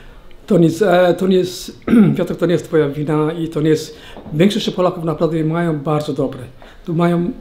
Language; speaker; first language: Polish; non-native, learner; Somali